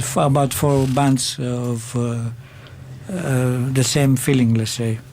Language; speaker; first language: English; non-native, learner; Greek